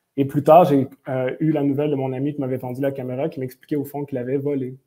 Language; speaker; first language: French; native; French